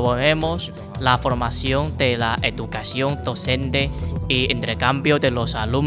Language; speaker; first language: Spanish; non-native, learner; Chinese